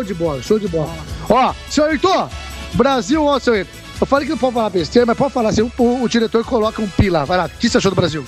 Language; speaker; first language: Portuguese; native; Portuguese